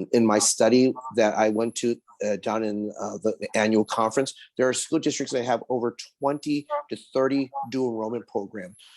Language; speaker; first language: English; early bilingual, other home language; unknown